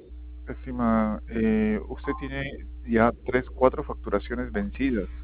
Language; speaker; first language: Spanish; native; Spanish